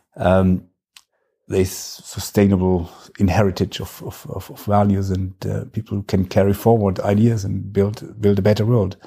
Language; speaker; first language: English; non-native, fluent; German